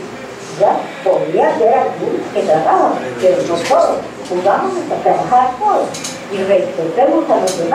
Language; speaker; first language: Spanish; native; Spanish